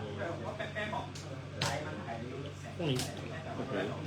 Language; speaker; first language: Cantonese; native; Cantonese